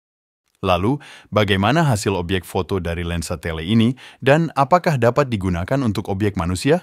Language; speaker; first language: Indonesian; native; Indonesian